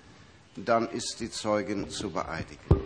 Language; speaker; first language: German; native; German